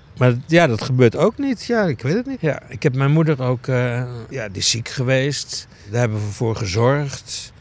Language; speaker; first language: Dutch; early bilingual, other home language; Greek